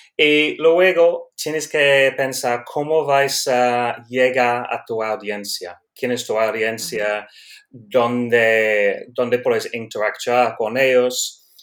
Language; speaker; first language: Spanish; non-native, learner; English